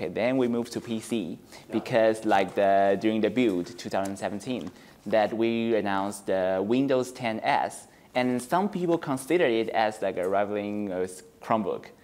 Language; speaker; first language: English; non-native, fluent; Chinese